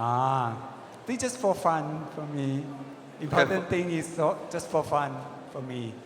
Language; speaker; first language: English; non-native, learner; Thai